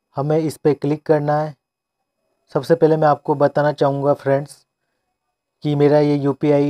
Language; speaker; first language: Hindi; non-native, local second language; Gujarati